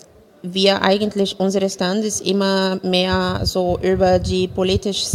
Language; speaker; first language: German; non-native, fluent; Portuguese